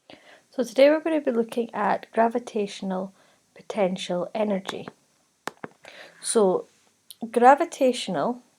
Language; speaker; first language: English; native; English